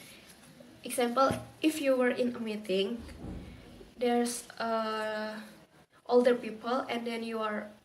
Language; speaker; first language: English; non-native, learner; Indonesian